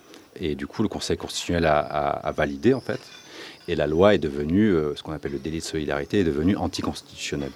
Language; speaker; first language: French; native; French